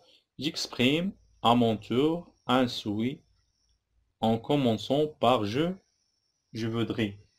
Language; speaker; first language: French; non-native, local second language; Arabic